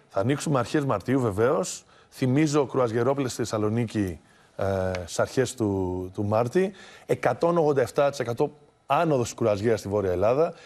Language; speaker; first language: Greek; native; Greek